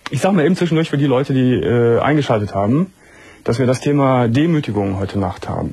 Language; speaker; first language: German; native; German